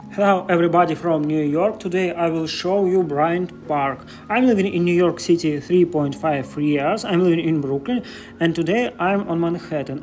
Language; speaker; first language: English; non-native, learner; Russian